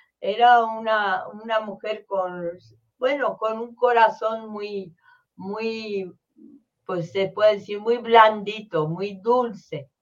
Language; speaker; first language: Spanish; early bilingual, other home language; French